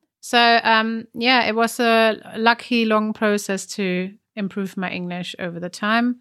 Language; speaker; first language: English; non-native, fluent; German